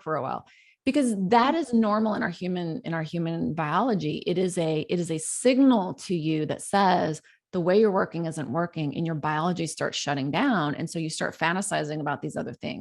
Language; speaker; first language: English; native; English